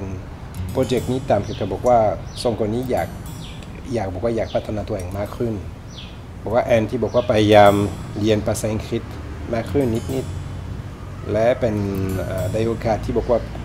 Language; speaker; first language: Thai; non-native, learner; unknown